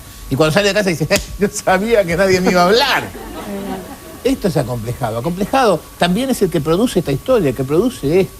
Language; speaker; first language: Spanish; native; Spanish